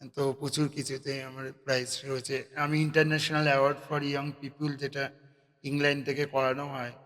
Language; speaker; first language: Bangla; native; Bangla